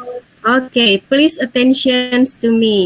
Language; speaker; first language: English; non-native, fluent; Indonesian